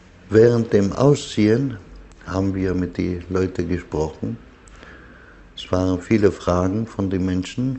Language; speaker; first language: German; non-native, fluent; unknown